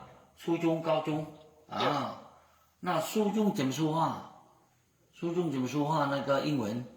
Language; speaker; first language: Chinese; non-native, learner; Vietnamese